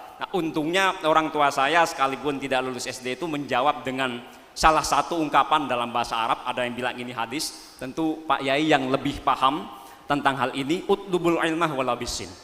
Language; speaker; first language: Indonesian; non-native, local second language; Madurese